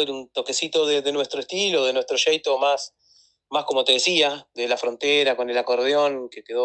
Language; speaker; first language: Spanish; native; Spanish